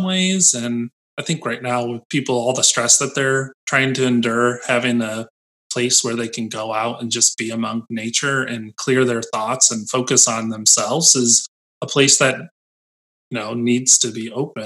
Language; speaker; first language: English; native; English